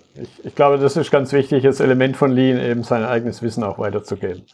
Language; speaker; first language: German; native; German